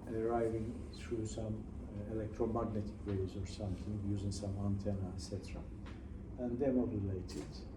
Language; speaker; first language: English; non-native, fluent; Turkish